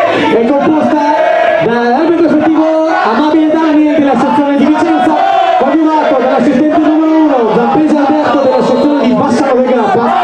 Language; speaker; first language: Italian; native; Italian